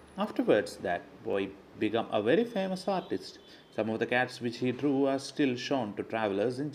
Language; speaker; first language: English; non-native, local second language; Malayalam